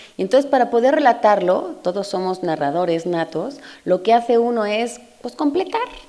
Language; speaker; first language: Spanish; native; Spanish